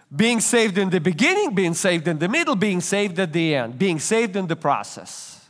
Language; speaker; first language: English; non-native, fluent; Russian